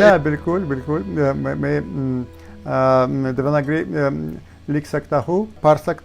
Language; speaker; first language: Hindi; non-native, learner; Russian